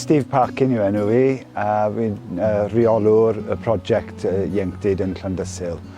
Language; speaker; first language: Welsh; non-native, local second language; English